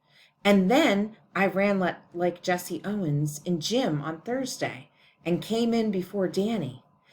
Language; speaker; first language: English; native; English